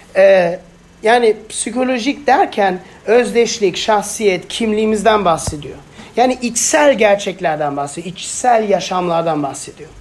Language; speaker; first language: Turkish; non-native, fluent; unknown